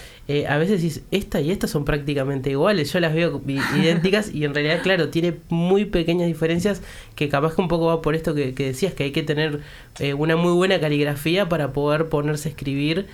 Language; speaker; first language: Spanish; native; Spanish